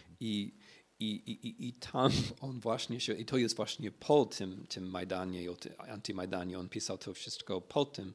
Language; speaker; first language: Polish; non-native, fluent; English